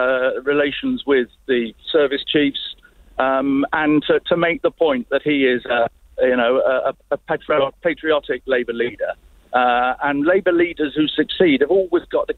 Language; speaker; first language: English; native; English